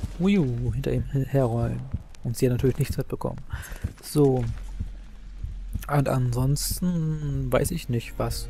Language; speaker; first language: German; native; German